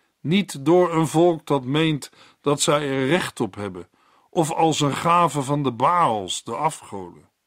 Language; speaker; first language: Dutch; native; Dutch